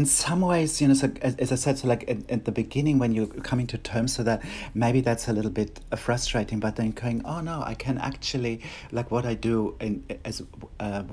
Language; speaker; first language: English; non-native, fluent; German